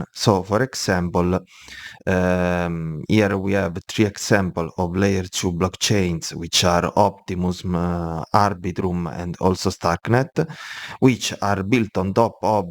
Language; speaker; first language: English; non-native, fluent; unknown